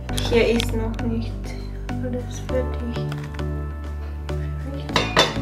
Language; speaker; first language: German; non-native, learner; Japanese